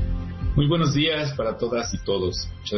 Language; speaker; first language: Spanish; native; Spanish